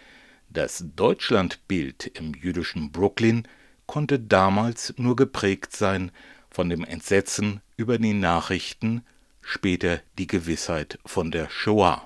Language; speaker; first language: German; native; German